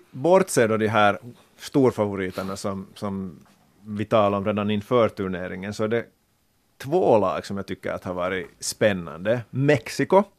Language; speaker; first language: Swedish; native; Swedish